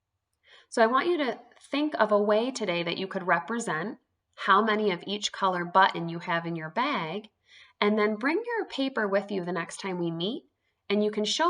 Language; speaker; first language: English; native; English